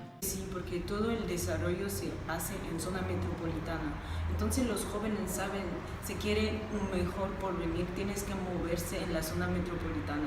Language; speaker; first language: Spanish; non-native, fluent; French